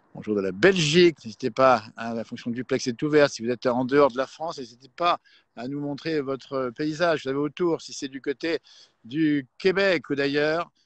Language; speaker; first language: French; native; French